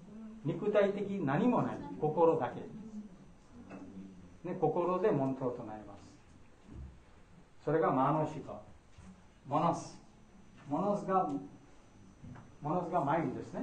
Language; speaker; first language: Japanese; non-native, fluent; Bangla